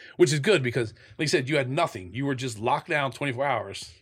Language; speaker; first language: English; native; English